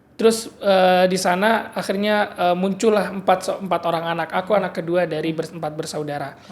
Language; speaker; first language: Indonesian; early bilingual, heritage; Madurese